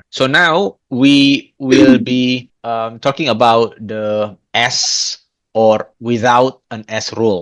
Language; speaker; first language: English; non-native, fluent; Indonesian